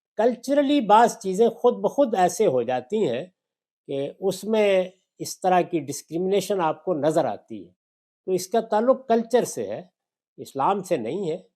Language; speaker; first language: Urdu; non-native, local second language; Punjabi